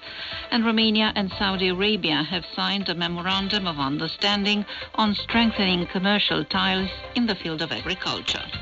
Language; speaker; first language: English; non-native, fluent; Romanian